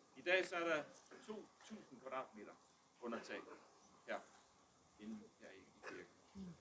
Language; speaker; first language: Danish; early bilingual, other home language; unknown